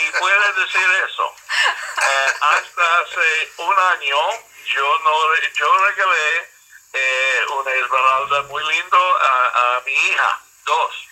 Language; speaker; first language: Spanish; non-native, fluent; English